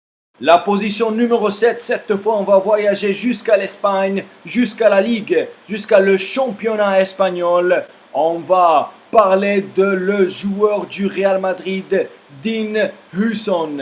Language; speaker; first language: French; non-native, fluent; Spanish